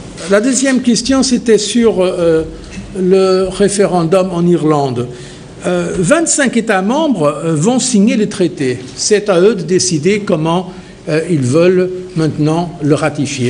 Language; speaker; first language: French; non-native, fluent; Portuguese